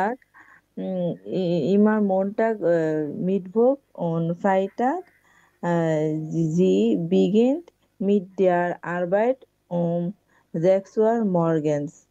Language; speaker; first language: German; non-native, learner; Bangla